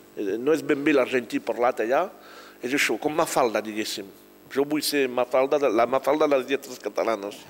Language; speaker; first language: Catalan; non-native, local second language; French